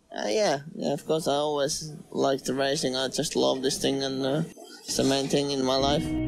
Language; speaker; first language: English; non-native, fluent; Finnish